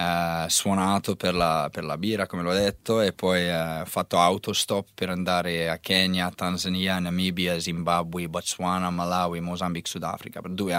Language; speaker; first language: Italian; non-native, learner; English